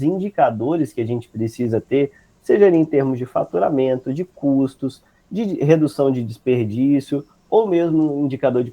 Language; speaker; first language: Portuguese; native; Portuguese